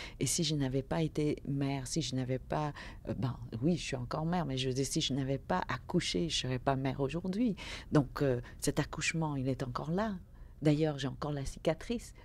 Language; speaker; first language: French; early bilingual, other home language; Vietnamese